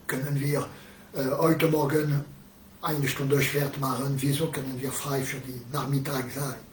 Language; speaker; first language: German; non-native, learner; French